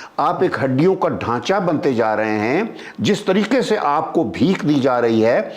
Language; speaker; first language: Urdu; native; Urdu